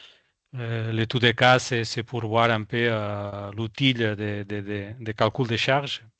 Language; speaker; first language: French; non-native, fluent; Spanish